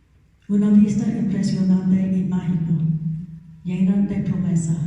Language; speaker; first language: Spanish; non-native, learner; English